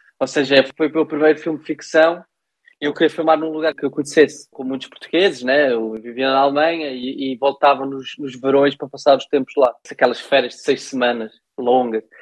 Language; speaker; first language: Portuguese; early bilingual, heritage; Portuguese